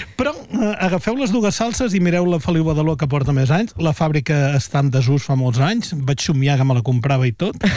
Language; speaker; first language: Catalan; native; Catalan